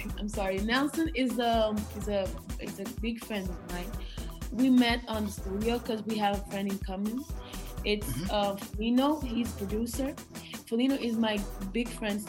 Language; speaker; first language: English; non-native, learner; Kabuverdianu